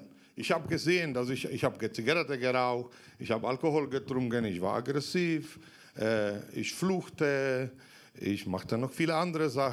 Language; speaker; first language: German; non-native, fluent; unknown